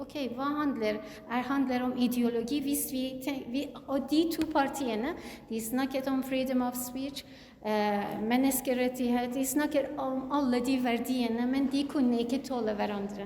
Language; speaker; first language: Norwegian; non-native, learner; Kurdish